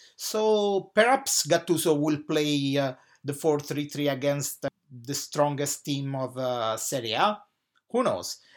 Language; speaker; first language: English; non-native, fluent; Italian